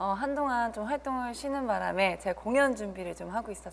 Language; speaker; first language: Korean; native; Korean